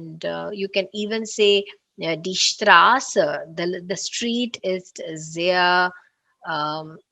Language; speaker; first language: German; non-native, fluent; Tamil